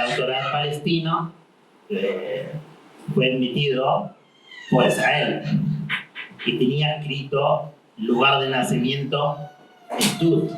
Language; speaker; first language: Spanish; non-native, fluent; Arabic